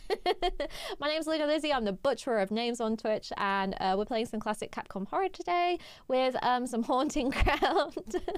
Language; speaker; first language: English; native; English